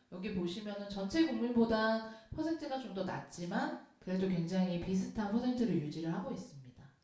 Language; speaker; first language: Korean; native; Korean